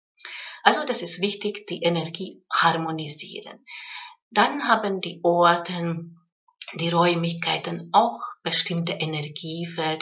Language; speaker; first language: German; non-native, fluent; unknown